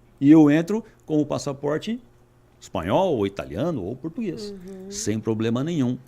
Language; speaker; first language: Portuguese; native; Portuguese